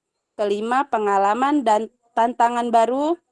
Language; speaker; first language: Indonesian; native; Indonesian